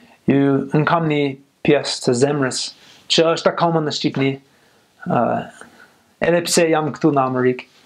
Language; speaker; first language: Albanian; non-native, learner; English